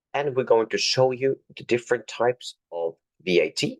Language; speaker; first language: English; non-native, fluent; Norwegian